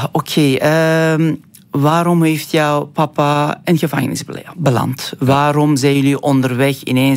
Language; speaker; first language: Dutch; non-native, fluent; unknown